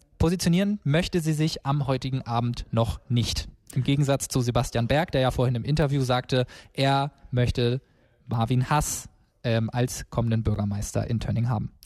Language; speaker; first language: German; native; German